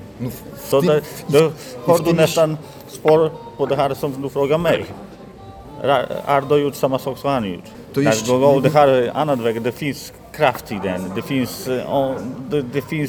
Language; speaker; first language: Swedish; non-native, learner; Polish